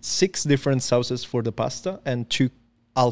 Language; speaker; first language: English; non-native, fluent; Italian